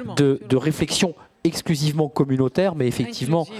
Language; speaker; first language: French; native; French